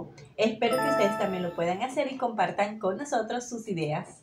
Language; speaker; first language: Spanish; native; Spanish